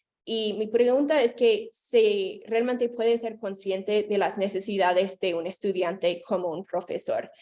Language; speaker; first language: Spanish; non-native, fluent; English